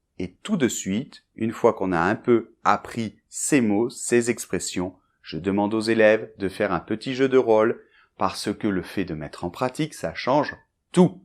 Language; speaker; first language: French; native; French